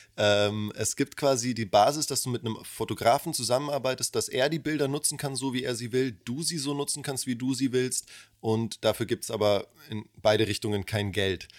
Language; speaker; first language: German; early bilingual, other home language; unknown